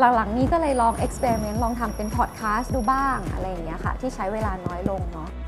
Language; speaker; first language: Thai; native; Thai